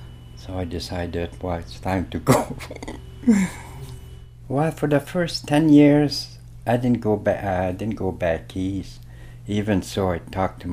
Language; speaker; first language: English; non-native, fluent; French